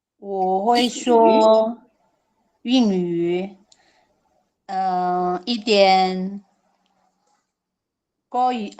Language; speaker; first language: Chinese; non-native, learner; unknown